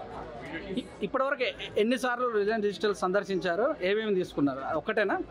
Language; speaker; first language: Telugu; native; Telugu